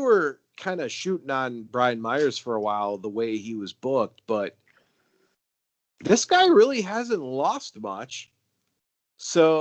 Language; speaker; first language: English; native; English